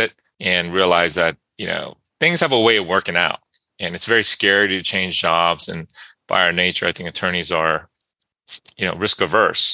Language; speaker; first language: English; early bilingual, other home language; Korean